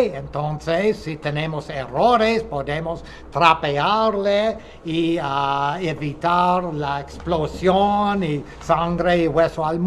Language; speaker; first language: Spanish; non-native, fluent; English